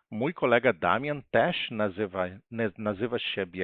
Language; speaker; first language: Polish; non-native, fluent; Portuguese